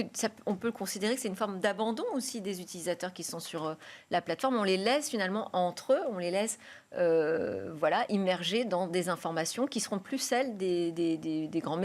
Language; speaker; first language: French; native; French